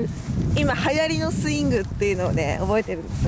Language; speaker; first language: Japanese; native; Japanese